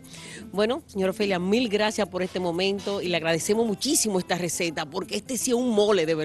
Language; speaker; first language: Spanish; native; Spanish